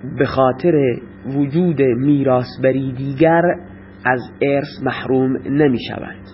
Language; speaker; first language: Persian; non-native, local second language; Baluchi